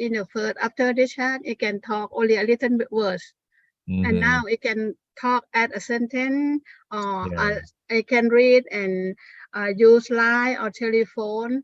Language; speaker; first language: English; non-native, learner; Thai